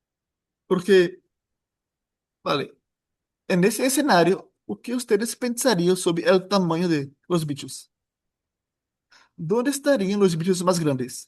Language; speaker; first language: Spanish; non-native, fluent; Portuguese